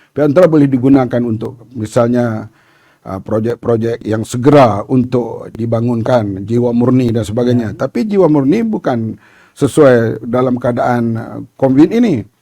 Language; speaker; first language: Malay; native; Malay